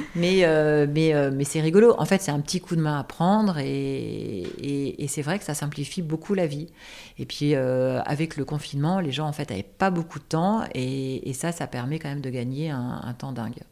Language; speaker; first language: French; native; French